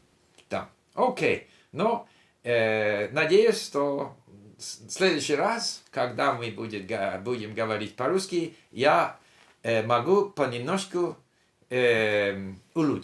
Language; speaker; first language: Russian; non-native, learner; English